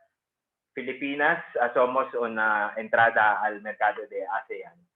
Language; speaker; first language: Spanish; non-native, fluent; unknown